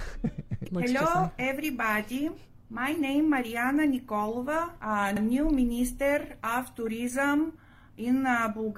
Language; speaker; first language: English; non-native, learner; Bulgarian